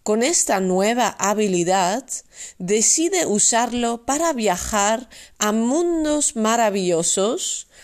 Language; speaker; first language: Spanish; non-native, fluent; Dutch